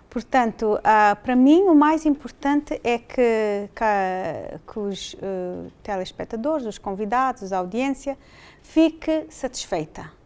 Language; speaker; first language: Portuguese; early bilingual, heritage; English